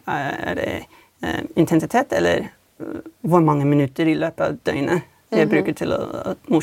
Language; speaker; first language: Norwegian; non-native, fluent; English